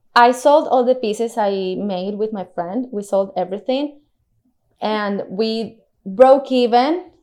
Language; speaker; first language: English; non-native, fluent; Spanish